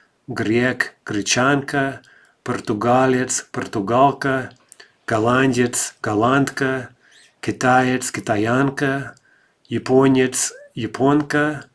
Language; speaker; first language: Russian; non-native, fluent; English